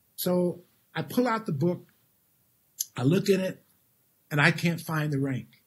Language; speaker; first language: English; native; English